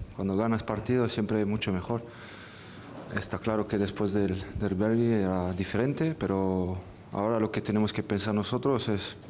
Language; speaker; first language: Spanish; non-native, fluent; French